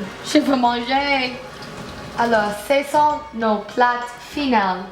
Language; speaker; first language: French; non-native, learner; English